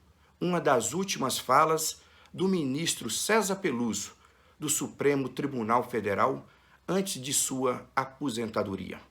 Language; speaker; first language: Portuguese; native; Portuguese